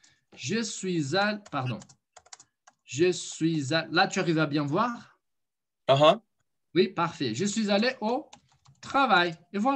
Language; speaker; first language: French; non-native, fluent; Portuguese